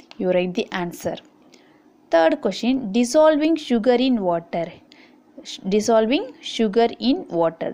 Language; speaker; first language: English; non-native, local second language; Tamil